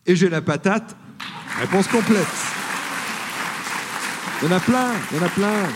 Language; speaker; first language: French; native; French